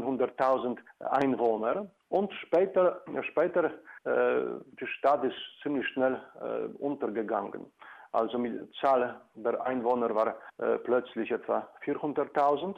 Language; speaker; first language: German; non-native, fluent; Polish